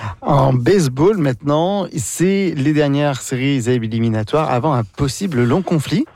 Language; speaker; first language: French; native; French